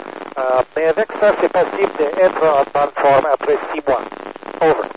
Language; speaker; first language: French; non-native, learner; English